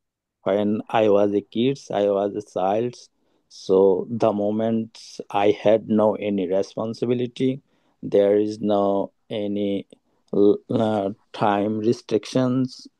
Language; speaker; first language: English; non-native, learner; Bangla